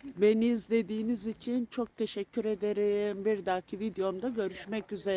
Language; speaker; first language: Turkish; early bilingual, other home language; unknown